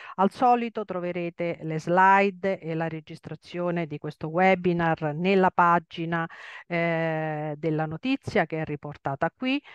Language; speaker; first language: Italian; native; Italian